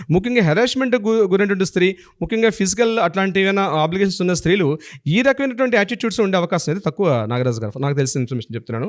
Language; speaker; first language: Telugu; native; Telugu